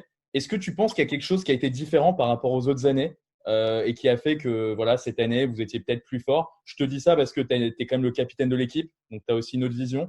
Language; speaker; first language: French; native; French